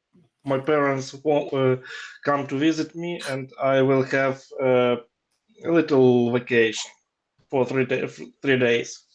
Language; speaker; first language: English; non-native, learner; Ukrainian